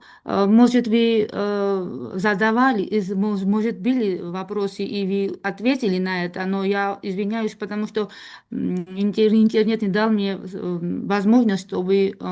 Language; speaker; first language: Russian; non-native, learner; Georgian